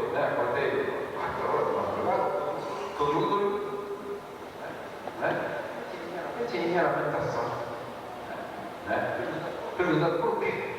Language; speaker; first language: Portuguese; non-native, learner; Japanese